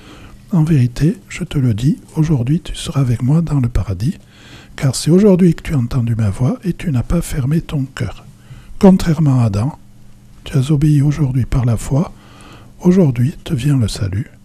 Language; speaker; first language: French; native; French